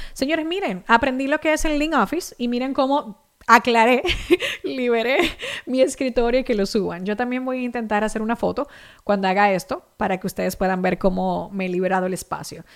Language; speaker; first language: Spanish; native; Spanish